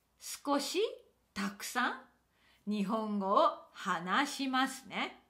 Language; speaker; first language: Japanese; native; Japanese